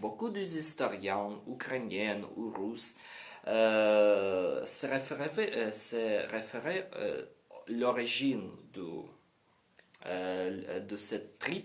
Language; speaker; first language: French; non-native, learner; Ukrainian